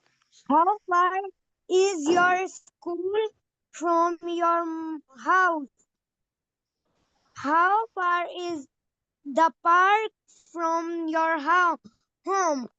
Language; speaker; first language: English; non-native, learner; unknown